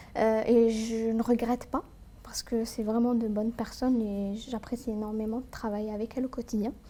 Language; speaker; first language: French; non-native, local second language; Arabic